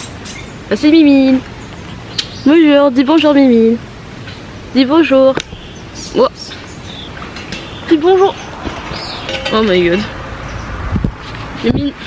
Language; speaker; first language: French; native; French